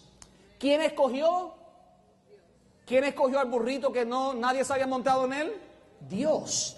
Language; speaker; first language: Spanish; native; Spanish